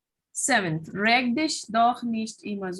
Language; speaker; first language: German; non-native, fluent; Hindi